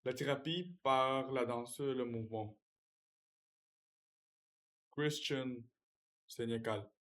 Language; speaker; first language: French; non-native, learner; Russian